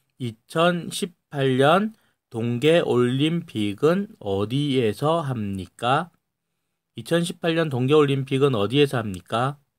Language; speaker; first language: Korean; native; Korean